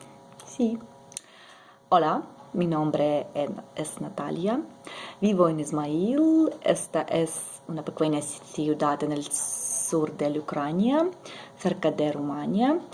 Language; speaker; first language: Spanish; non-native, learner; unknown